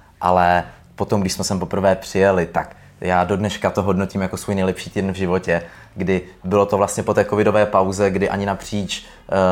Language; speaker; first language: Czech; native; Czech